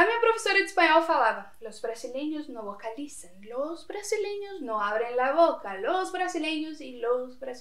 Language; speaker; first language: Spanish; non-native, fluent; Portuguese